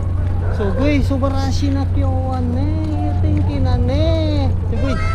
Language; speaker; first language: Japanese; non-native, learner; Filipino